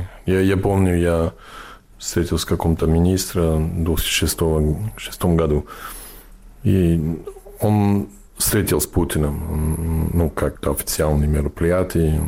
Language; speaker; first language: Russian; non-native, fluent; English